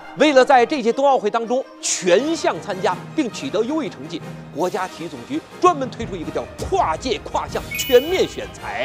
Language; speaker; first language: Chinese; native; Chinese